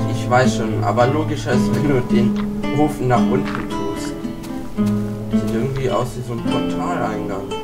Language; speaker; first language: German; native; German